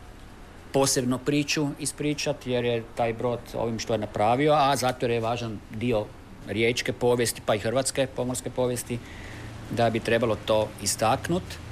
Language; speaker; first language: Serbian; native; Serbian